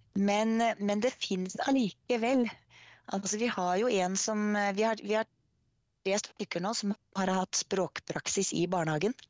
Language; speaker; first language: Norwegian; native; Norwegian